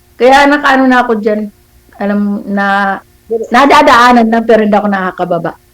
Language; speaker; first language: Filipino; native; Filipino